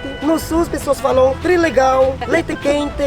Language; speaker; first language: Portuguese; non-native, fluent; Khmer